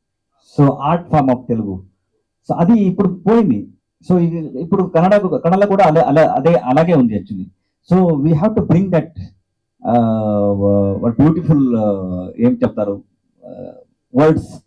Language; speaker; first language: Telugu; non-native, learner; Kannada